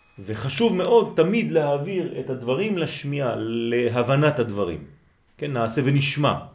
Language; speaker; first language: Hebrew; non-native, fluent; French